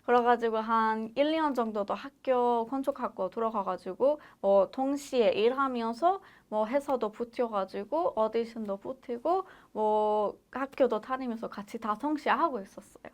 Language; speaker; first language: Korean; non-native, fluent; Persian